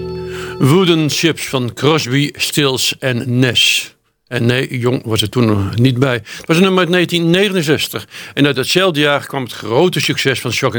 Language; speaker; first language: Dutch; native; Dutch